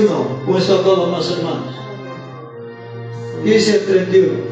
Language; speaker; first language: Spanish; non-native, local second language; Quechua